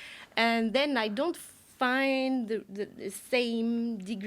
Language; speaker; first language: English; non-native, learner; French